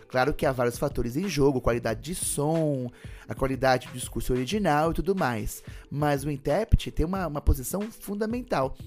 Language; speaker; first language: Portuguese; native; Portuguese